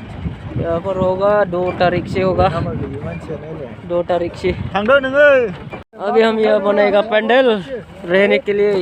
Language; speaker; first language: Hindi; non-native, local second language; Bodo